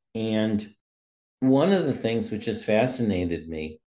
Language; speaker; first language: English; native; English